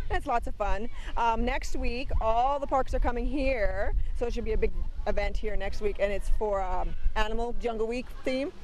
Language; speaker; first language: English; native; English